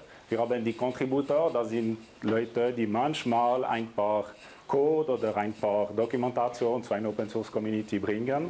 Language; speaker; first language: German; non-native, local second language; French